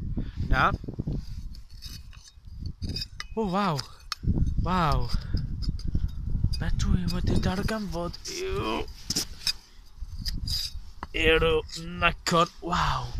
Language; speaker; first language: Welsh; non-native, learner; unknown